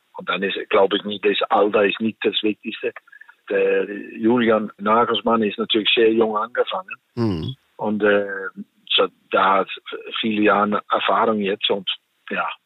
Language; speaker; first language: German; non-native, fluent; Danish